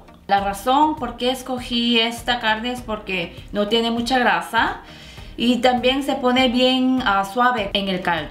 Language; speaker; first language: Spanish; non-native, fluent; Korean